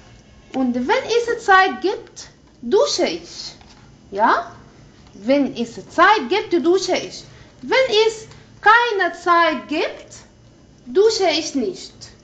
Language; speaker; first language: German; non-native, fluent; Arabic